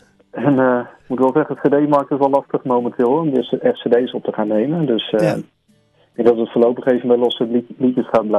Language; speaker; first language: Dutch; native; Dutch